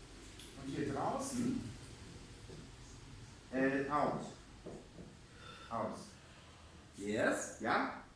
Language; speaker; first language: German; non-native, fluent; English